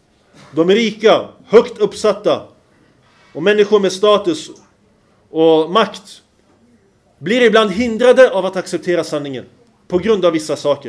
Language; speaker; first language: Swedish; non-native, fluent; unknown